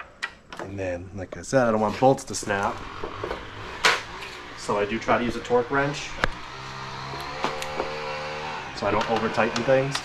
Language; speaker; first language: English; native; English